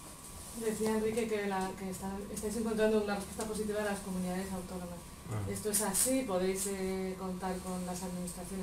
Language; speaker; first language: Spanish; native; Spanish